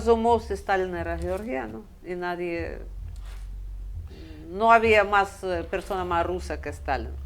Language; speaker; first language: Spanish; non-native, fluent; Russian